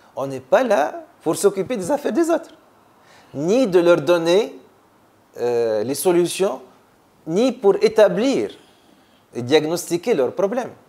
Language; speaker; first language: French; non-native, local second language; Arabic